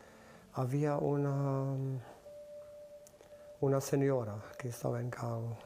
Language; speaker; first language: Spanish; early bilingual, other home language; German